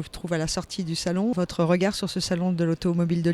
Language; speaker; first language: French; native; French